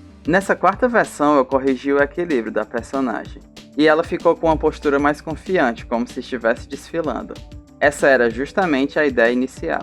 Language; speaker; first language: Portuguese; native; Portuguese